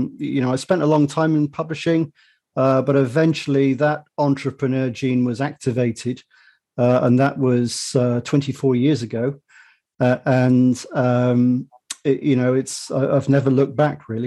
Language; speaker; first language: English; native; English